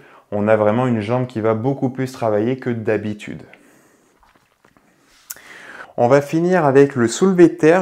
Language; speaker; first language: French; native; French